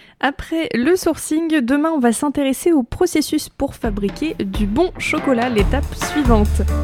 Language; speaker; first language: French; native; French